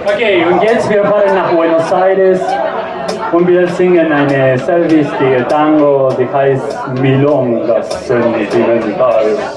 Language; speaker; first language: German; non-native, learner; Spanish